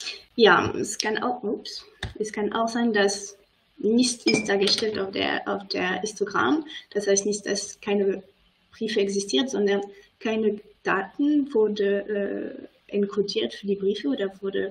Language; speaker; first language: German; non-native, fluent; French